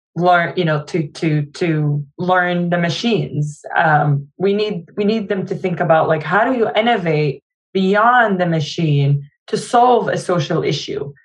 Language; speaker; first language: English; non-native, fluent; Arabic